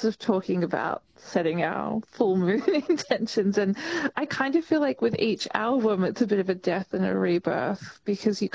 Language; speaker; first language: English; native; English